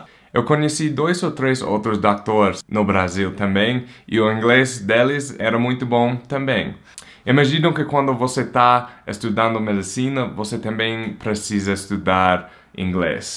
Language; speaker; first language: Portuguese; non-native, fluent; English